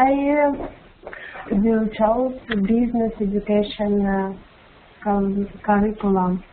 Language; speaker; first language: English; non-native, learner; Russian